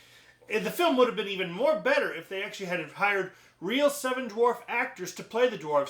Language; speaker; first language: English; native; English